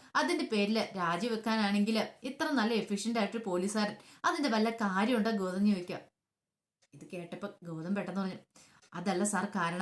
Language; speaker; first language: Malayalam; native; Malayalam